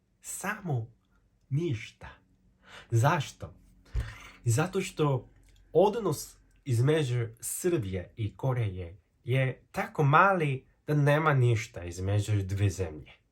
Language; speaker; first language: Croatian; non-native, fluent; Korean